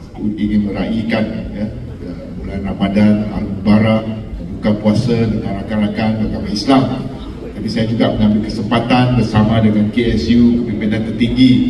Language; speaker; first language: Malay; non-native, local second language; Chinese